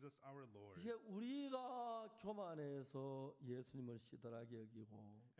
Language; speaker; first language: Korean; native; Korean